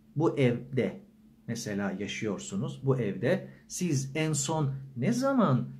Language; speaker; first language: Turkish; native; Turkish